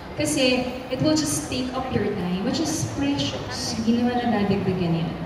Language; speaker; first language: English; non-native, local second language; Filipino